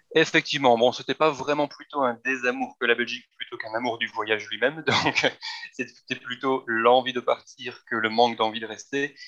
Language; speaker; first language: French; native; French